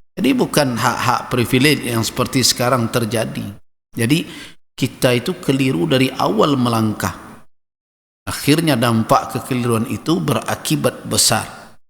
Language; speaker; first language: Malay; non-native, local second language; Minangkabau